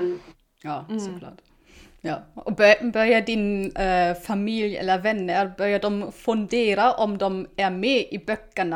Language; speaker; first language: Swedish; non-native, fluent; German